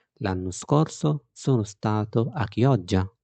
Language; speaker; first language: Italian; non-native, fluent; Arabic